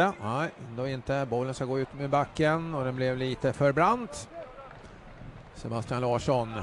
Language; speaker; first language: Swedish; native; Swedish